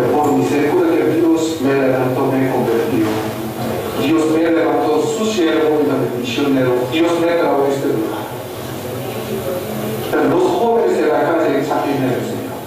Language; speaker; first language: Spanish; non-native, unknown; Korean